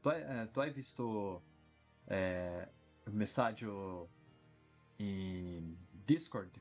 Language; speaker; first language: Italian; non-native, fluent; Portuguese